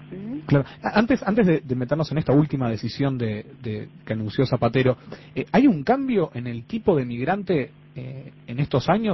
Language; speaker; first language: Spanish; native; Spanish